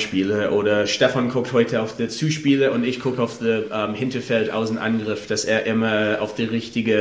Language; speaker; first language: German; non-native, learner; English